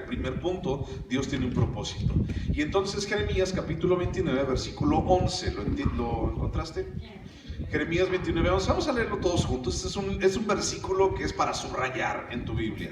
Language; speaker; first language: Spanish; native; Spanish